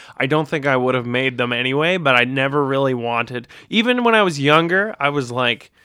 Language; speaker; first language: English; native; English